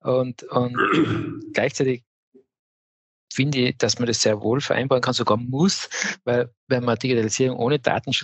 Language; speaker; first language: German; native; German